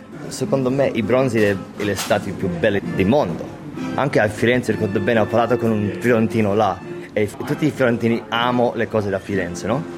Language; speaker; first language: Italian; early bilingual, heritage; English